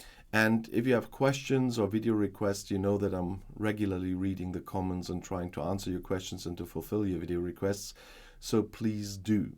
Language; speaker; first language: English; non-native, fluent; German